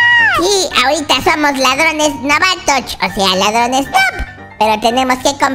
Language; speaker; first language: Spanish; native; Spanish